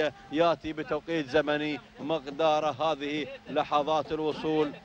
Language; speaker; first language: Arabic; native; Arabic